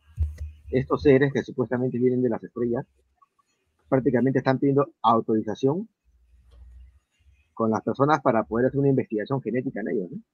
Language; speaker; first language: Spanish; native; Spanish